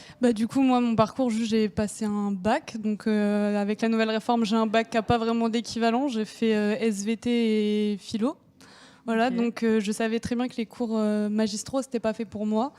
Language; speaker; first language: French; native; French